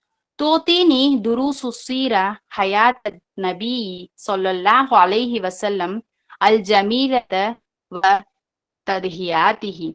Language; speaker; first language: Arabic; non-native, learner; Tamil